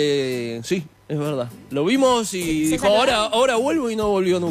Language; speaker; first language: Spanish; native; Spanish